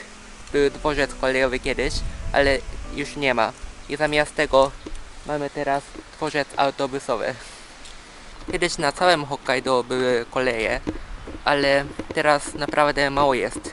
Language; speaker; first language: Polish; early bilingual, heritage; Polish